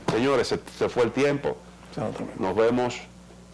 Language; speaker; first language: Spanish; native; Spanish